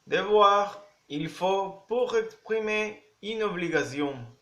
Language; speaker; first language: French; non-native, fluent; Spanish